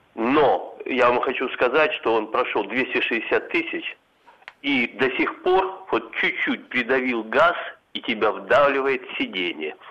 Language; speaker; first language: Russian; native; Russian